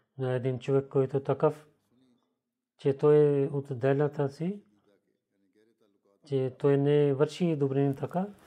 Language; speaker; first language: Bulgarian; non-native, learner; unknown